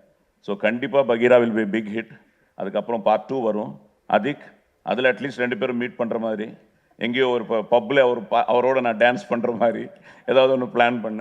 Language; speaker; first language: Tamil; non-native, local second language; Telugu